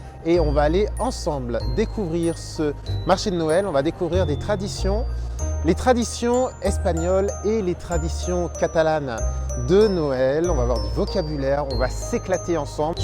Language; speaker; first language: French; native; French